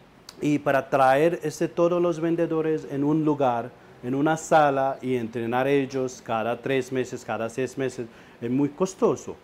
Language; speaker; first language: Spanish; non-native, fluent; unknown